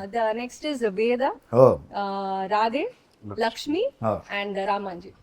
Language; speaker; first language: Telugu; non-native, local second language; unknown